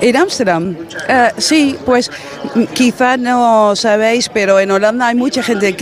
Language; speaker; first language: Spanish; non-native, fluent; Dutch